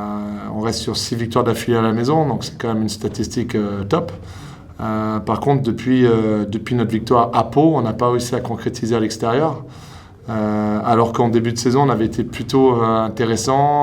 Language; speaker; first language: French; native; French